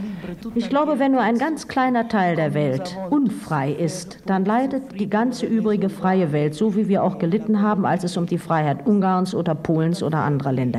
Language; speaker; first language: German; native; German